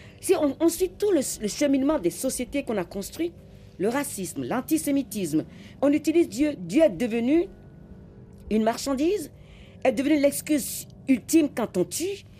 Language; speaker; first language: French; non-native, local second language; Fon